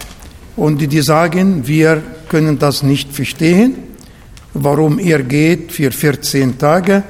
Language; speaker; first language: German; non-native, learner; Arabic